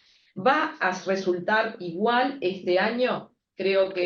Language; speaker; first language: Spanish; native; Spanish